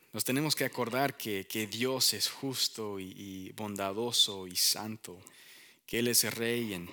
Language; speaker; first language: Spanish; early bilingual, heritage; Spanish